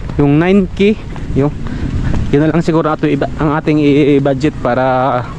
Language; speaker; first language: Filipino; non-native, local second language; Cebuano